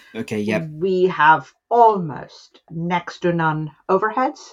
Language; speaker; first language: English; non-native, local second language; Hindi